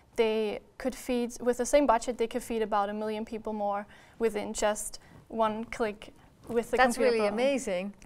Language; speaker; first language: English; non-native, fluent; German